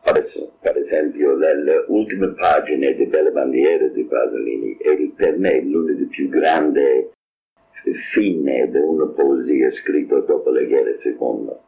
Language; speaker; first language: Italian; non-native, fluent; English